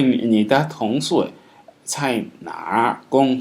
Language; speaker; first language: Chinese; non-native, learner; English